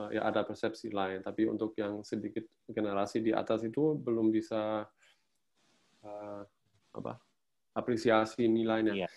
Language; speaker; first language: Indonesian; non-native, fluent; German